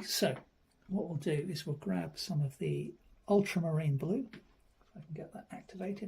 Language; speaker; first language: English; native; English